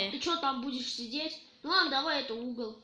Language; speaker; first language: Russian; native; Russian